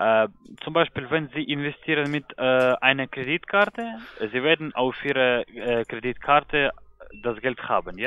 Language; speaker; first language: German; non-native, learner; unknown